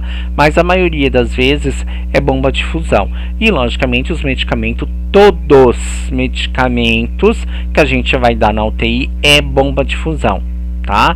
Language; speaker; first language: Portuguese; native; Portuguese